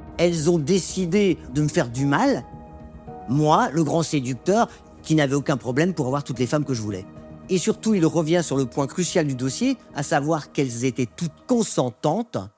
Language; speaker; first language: French; native; French